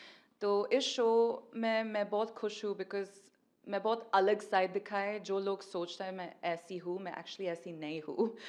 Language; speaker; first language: Hindi; non-native, learner; English